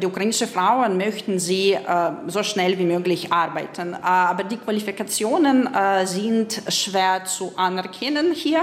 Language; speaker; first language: German; non-native, fluent; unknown